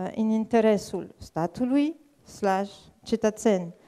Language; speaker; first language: Romanian; non-native, fluent; French